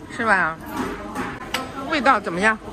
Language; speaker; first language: Chinese; native; Chinese